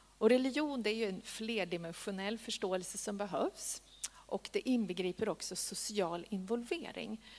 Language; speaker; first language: Swedish; native; Swedish